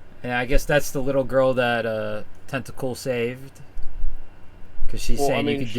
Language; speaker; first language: English; native; English